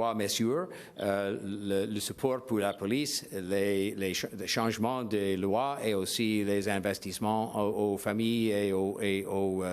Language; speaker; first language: French; non-native, learner; English